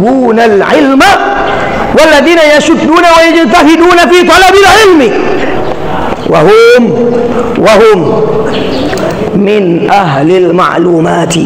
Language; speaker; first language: Arabic; non-native, fluent; Indonesian